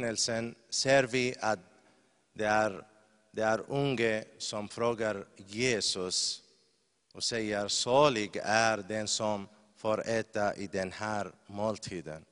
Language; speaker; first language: Swedish; non-native, fluent; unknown